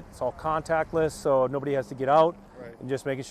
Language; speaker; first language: English; native; English